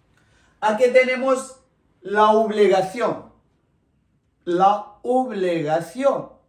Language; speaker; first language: Spanish; non-native, local second language; Arabic